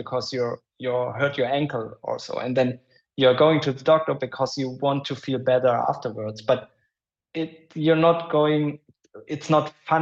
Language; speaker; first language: English; non-native, fluent; German